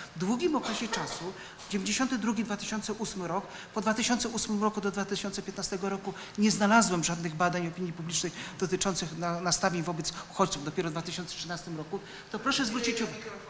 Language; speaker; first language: Polish; native; Polish